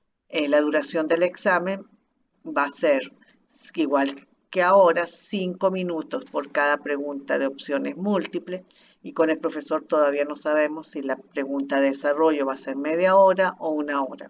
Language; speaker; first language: Spanish; native; Spanish